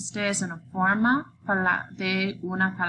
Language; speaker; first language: Spanish; non-native, learner; English